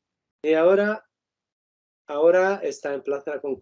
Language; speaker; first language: Spanish; non-native, fluent; Italian